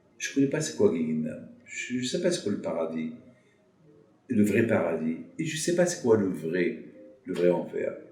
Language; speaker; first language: French; non-native, local second language; Arabic